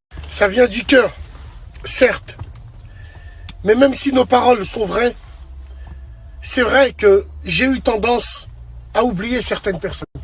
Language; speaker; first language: French; native; French